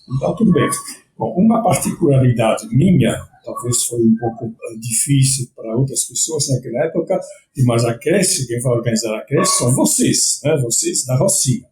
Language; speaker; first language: Portuguese; non-native, fluent; French